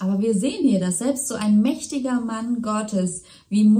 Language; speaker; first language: German; native; German